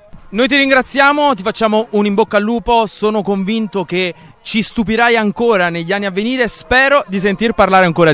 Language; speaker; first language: Italian; native; Italian